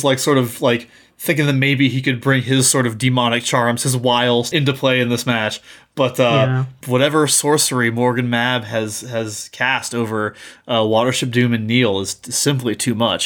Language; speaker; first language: English; native; English